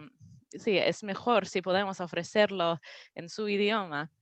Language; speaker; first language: Spanish; non-native, learner; English